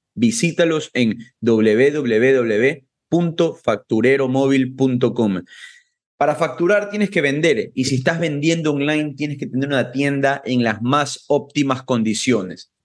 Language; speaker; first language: Spanish; native; Spanish